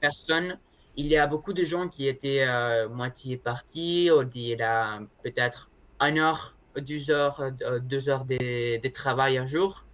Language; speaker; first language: French; non-native, learner; Spanish